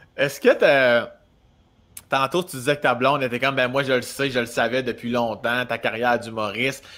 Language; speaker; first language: French; native; French